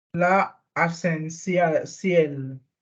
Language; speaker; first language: French; non-native, learner; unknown